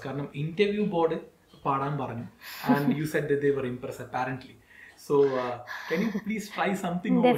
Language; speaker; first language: English; non-native, local second language; Malayalam